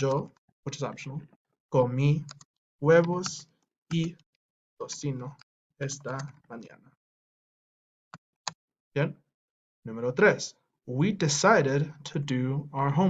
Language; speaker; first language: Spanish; non-native, fluent; English